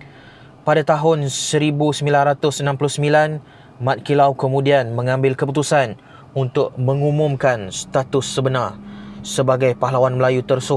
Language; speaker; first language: Malay; native; Malay